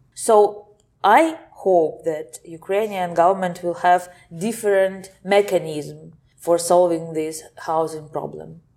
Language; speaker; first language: English; non-native, fluent; Ukrainian